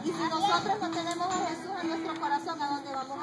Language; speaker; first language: Spanish; native; Spanish